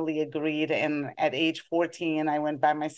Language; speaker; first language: English; non-native, fluent; Portuguese